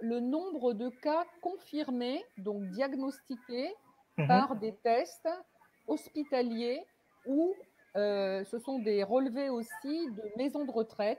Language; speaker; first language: French; native; French